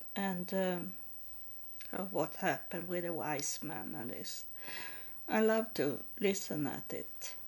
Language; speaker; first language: English; non-native, learner; Swedish